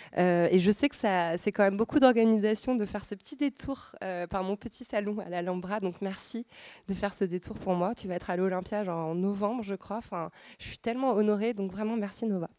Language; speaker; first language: French; native; French